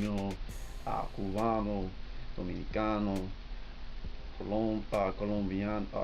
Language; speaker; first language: Spanish; non-native, learner; English